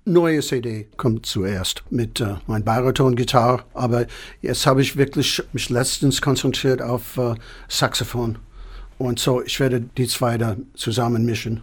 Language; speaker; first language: German; non-native, fluent; English